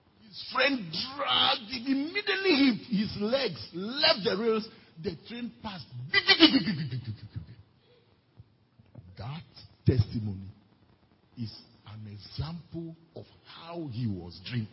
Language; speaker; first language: English; non-native, local second language; Ewe